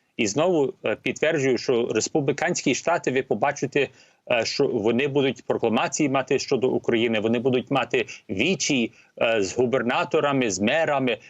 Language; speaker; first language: Ukrainian; early bilingual, heritage; Ukrainian